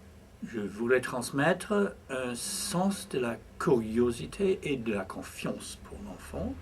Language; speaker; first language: French; non-native, fluent; English